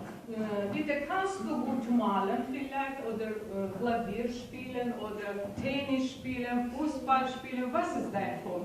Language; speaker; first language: German; non-native, fluent; Russian